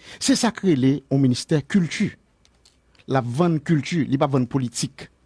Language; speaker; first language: French; non-native, local second language; Haitian Creole